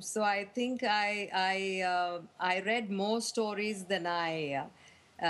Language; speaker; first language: English; non-native, local second language; Tamil